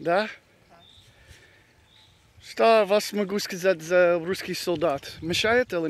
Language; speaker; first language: Russian; non-native, learner; English